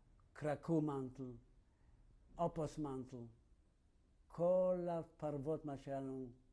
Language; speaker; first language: Hebrew; non-native, fluent; Yiddish